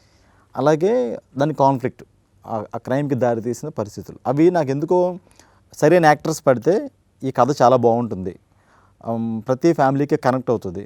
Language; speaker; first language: Telugu; native; Telugu